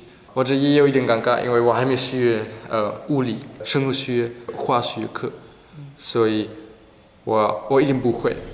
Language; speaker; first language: Chinese; non-native, learner; German